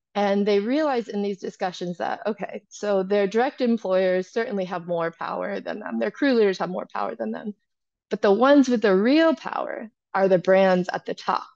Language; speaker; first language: English; native; English